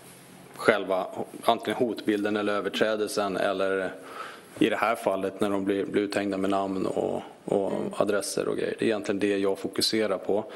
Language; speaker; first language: Swedish; native; Swedish